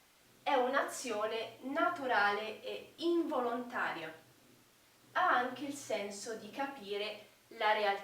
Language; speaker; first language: Italian; non-native, fluent; Portuguese